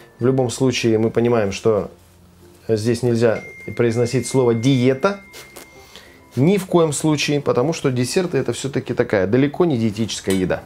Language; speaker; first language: Russian; native; Russian